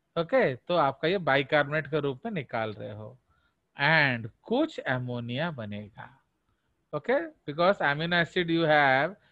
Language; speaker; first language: Hindi; non-native, local second language; Odia